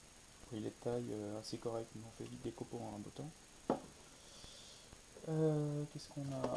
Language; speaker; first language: French; native; French